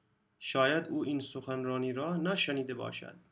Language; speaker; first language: Persian; non-native, fluent; Urdu